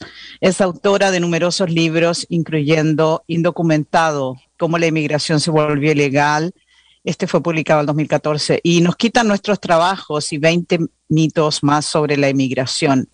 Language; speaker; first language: Spanish; native; Spanish